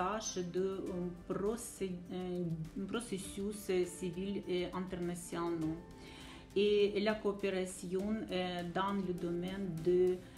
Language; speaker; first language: French; non-native, learner; Ukrainian